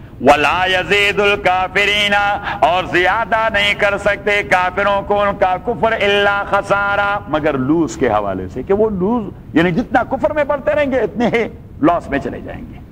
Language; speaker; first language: Urdu; non-native, local second language; Pashto